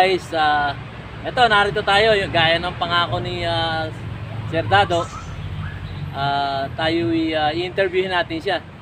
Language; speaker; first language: Filipino; native; Filipino